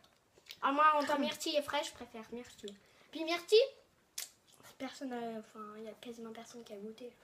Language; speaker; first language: French; native; French